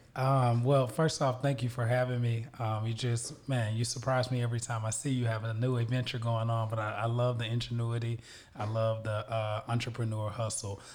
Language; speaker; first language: English; native; English